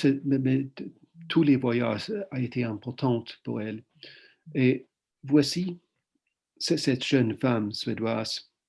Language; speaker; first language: French; non-native, fluent; Swedish